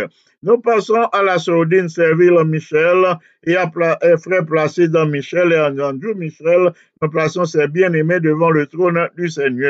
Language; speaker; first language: French; non-native, local second language; Haitian Creole